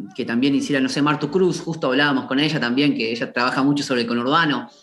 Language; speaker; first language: Spanish; native; Spanish